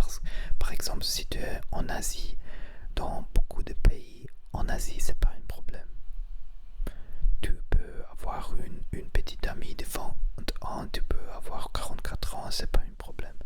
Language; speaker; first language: French; non-native, learner; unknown